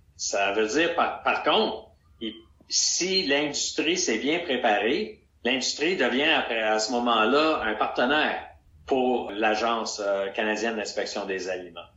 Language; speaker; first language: French; native; French